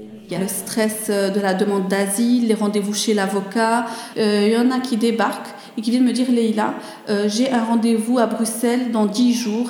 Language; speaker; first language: French; native; French